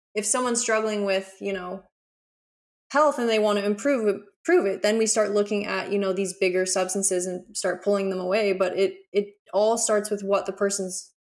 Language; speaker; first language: English; native; English